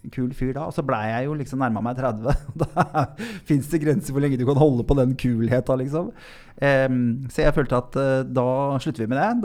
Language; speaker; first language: Norwegian; native; Norwegian